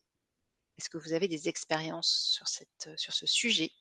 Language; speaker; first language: French; native; French